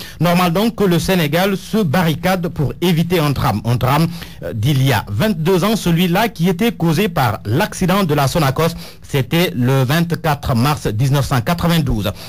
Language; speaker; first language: French; non-native, local second language; Wolof